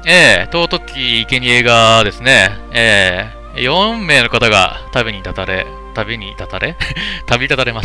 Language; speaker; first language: Japanese; native; Japanese